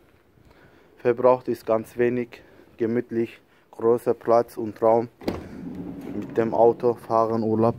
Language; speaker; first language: German; non-native, learner; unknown